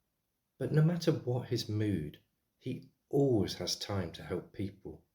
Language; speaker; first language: English; native; English